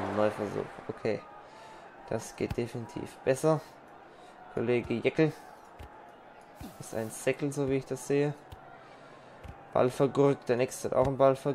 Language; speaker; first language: German; native; German